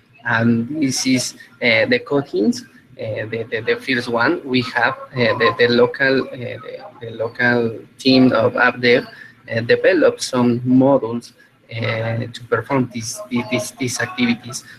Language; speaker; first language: English; non-native, fluent; Spanish